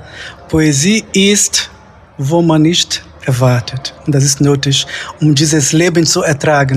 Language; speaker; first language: German; non-native, fluent; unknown